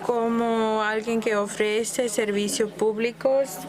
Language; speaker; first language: Spanish; non-native, fluent; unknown